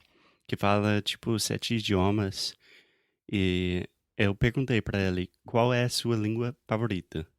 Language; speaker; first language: Portuguese; non-native, fluent; English